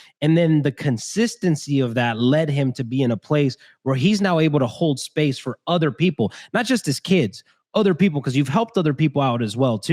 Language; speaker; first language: English; native; English